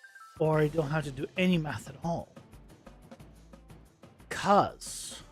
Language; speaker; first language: English; native; English